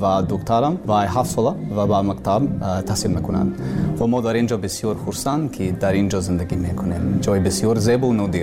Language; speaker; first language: Persian; non-native, learner; English